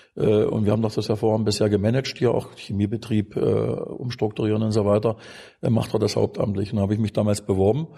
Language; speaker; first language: German; native; German